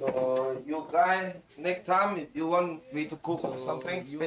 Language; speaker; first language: English; non-native, learner; Thai